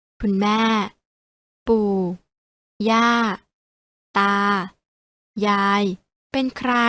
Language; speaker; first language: Thai; native; Thai